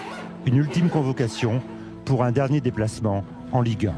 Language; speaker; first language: French; native; French